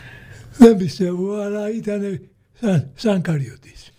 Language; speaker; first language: Greek; early bilingual, other home language; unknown